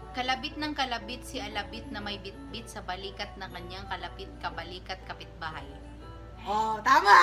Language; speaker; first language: Filipino; non-native, local second language; Cebuano